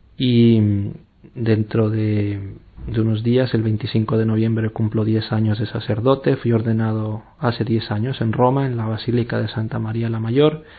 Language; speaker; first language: Spanish; native; Spanish